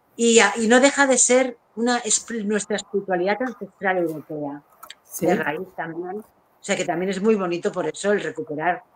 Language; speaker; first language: Spanish; native; Spanish